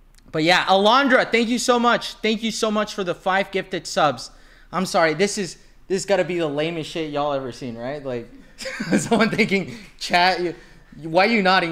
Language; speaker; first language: English; early bilingual, other home language; Spanish